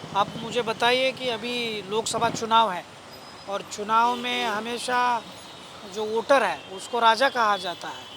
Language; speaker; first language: Hindi; non-native, local second language; Marathi